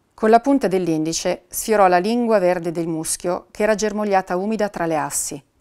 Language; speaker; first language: Italian; native; Italian